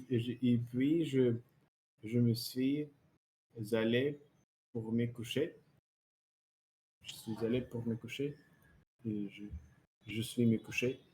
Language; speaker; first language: French; non-native, learner; Russian